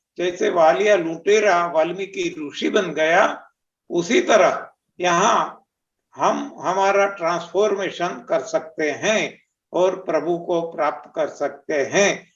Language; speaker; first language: Hindi; non-native, local second language; Marathi